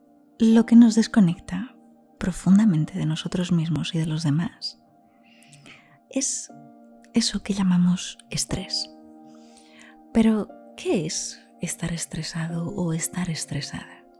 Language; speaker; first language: Spanish; native; Spanish